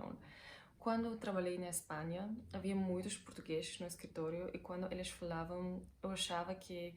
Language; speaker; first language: Portuguese; non-native, fluent; Bulgarian